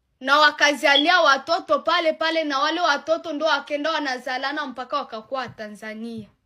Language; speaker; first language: Swahili; non-native, local second language; Rundi